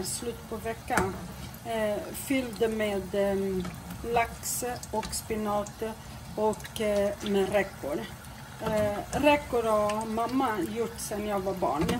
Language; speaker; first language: Swedish; non-native, fluent; Portuguese